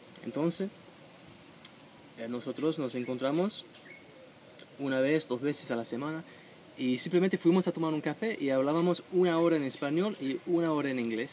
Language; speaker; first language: Spanish; non-native, fluent; English